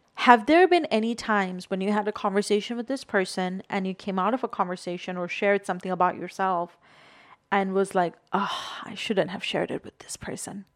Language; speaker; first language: English; non-native, local second language; Bangla